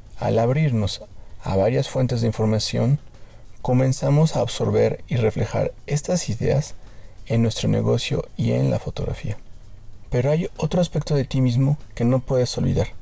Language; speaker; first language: Spanish; native; Spanish